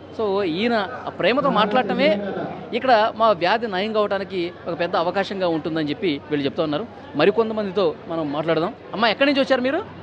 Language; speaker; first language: Telugu; native; Telugu